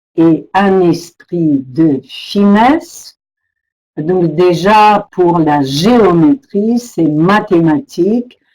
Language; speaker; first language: French; non-native, fluent; Russian